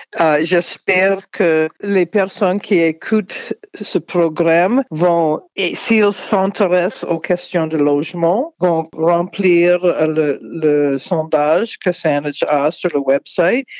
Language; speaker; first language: French; non-native, fluent; English